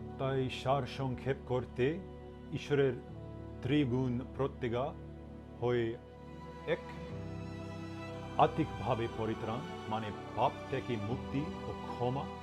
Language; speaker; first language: Bangla; non-native, learner; English